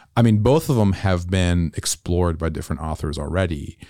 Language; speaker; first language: English; non-native, fluent; Italian